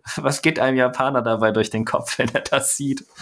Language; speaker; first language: German; native; German